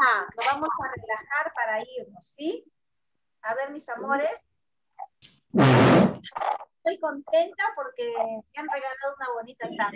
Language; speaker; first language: Spanish; native; Spanish